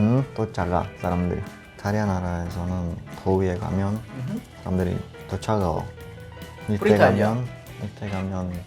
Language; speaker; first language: Korean; non-native, learner; Italian